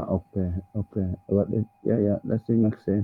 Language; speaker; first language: English; non-native, learner; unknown